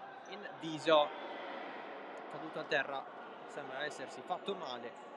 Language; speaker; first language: Italian; native; Italian